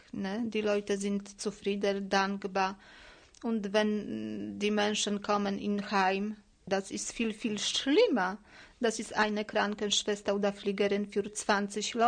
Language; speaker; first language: German; non-native, learner; Polish